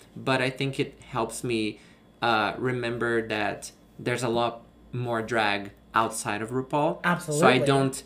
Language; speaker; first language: English; non-native, fluent; Portuguese